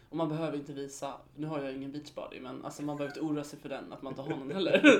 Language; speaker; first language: Swedish; native; Swedish